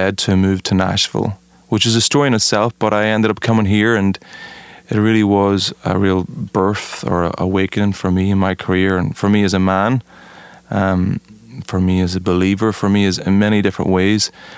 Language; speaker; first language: English; native; English